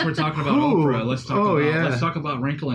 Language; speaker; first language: English; native; English